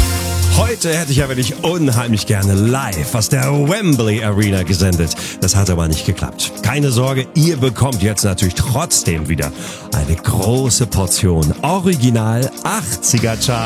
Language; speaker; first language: German; native; German